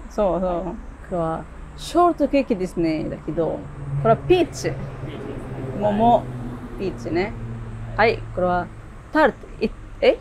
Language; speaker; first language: Japanese; non-native, learner; Arabic